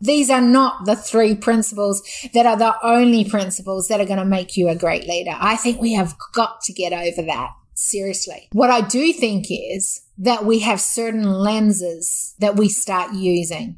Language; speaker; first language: English; native; English